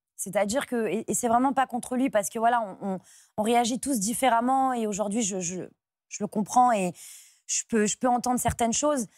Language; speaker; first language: French; native; French